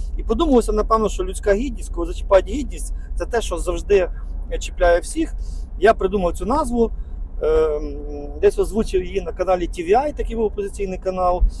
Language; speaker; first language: Ukrainian; native; Ukrainian